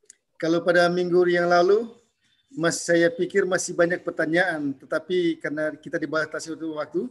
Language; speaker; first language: Indonesian; native; Indonesian